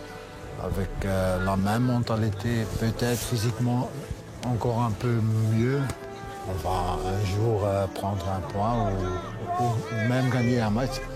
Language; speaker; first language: French; non-native, local second language; Dutch